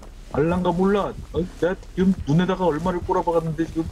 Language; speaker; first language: Korean; native; Korean